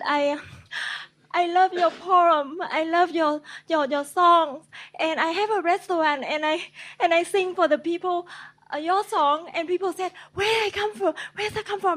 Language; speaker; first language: English; non-native, learner; Vietnamese